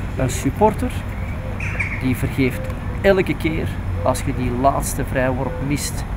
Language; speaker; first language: Dutch; native; Dutch